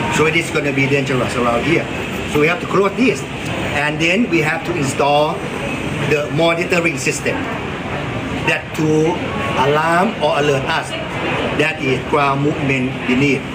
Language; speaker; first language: English; non-native, fluent; Thai